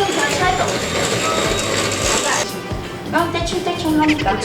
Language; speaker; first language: Korean; non-native, fluent; Italian